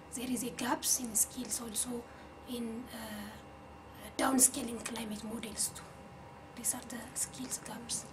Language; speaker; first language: English; non-native, fluent; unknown